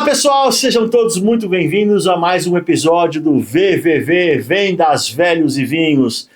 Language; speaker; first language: Portuguese; native; Portuguese